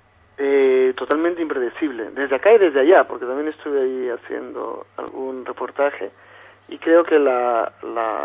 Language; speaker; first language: Spanish; native; Spanish